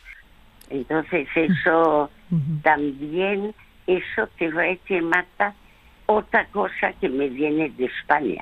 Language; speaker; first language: Spanish; early bilingual, other home language; French